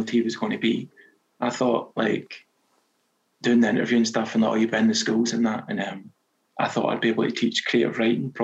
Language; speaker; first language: English; native; English